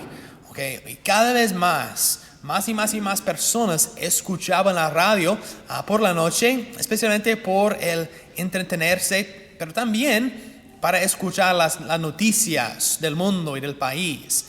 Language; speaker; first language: Spanish; non-native, fluent; English